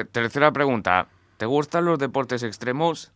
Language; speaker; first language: Spanish; native; Spanish